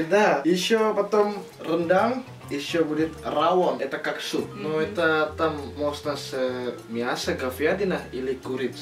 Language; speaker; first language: Russian; non-native, learner; Indonesian